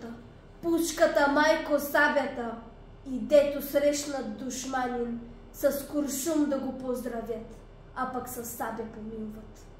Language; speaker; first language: Bulgarian; native; Bulgarian